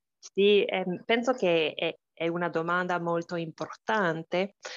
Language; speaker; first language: Italian; non-native, learner; English